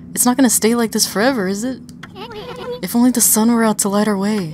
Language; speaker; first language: English; native; English